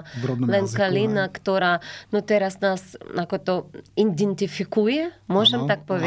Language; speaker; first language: Slovak; non-native, learner; Ukrainian